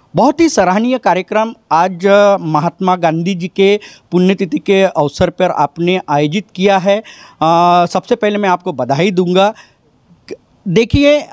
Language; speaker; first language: Hindi; non-native, local second language; Marathi